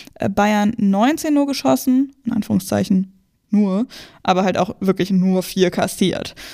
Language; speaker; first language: German; native; German